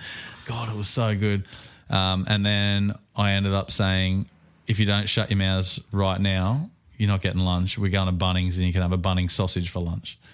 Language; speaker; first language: English; native; English